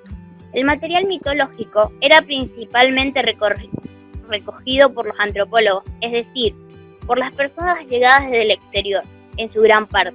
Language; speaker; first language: Spanish; native; Spanish